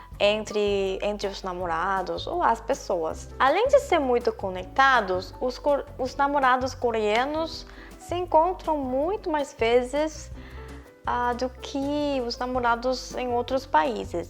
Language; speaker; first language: Portuguese; non-native, fluent; Korean